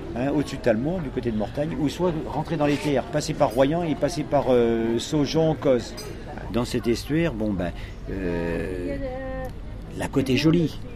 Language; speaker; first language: French; native; French